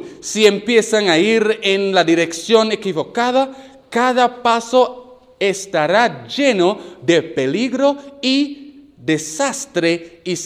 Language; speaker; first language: Spanish; non-native, learner; English